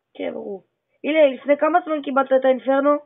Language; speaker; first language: Hebrew; native; Hebrew